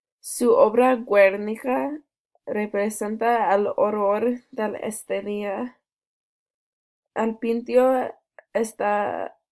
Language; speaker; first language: Spanish; non-native, learner; English